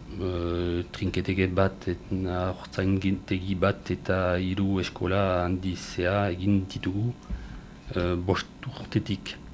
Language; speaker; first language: Basque; non-native, learner; French